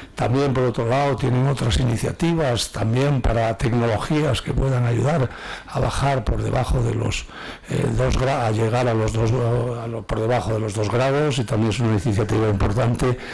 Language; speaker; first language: Spanish; native; Spanish